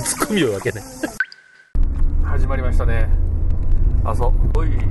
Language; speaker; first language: Japanese; native; Japanese